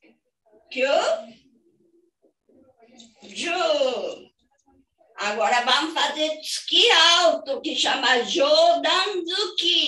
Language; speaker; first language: Portuguese; non-native, fluent; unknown